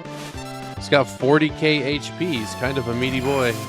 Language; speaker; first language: English; native; English